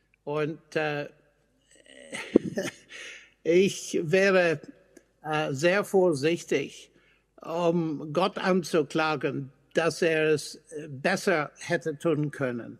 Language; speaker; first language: German; non-native, fluent; English